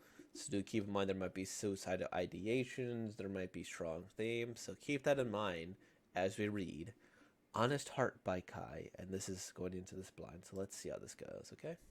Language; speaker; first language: English; native; English